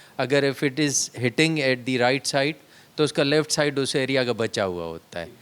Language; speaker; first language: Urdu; non-native, local second language; Sindhi